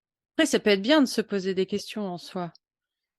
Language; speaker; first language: French; native; French